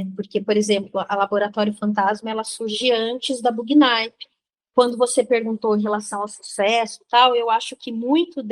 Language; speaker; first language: Portuguese; native; Portuguese